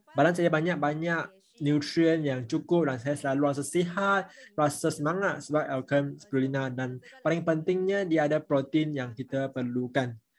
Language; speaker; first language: Malay; non-native, local second language; Chinese